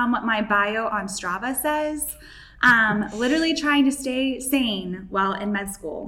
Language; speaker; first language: English; native; English